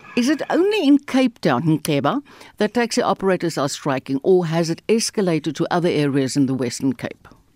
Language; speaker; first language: English; non-native, local second language; Afrikaans